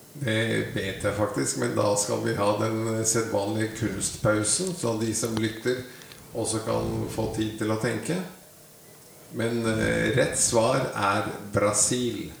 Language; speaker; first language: Norwegian; native; Norwegian